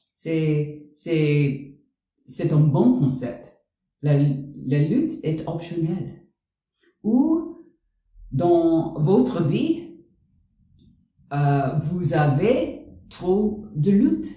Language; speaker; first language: French; non-native, learner; English